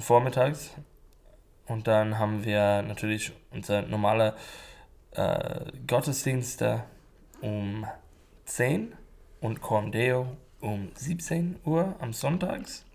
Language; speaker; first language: German; non-native, learner; English